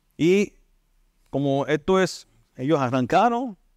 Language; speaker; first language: Spanish; native; Spanish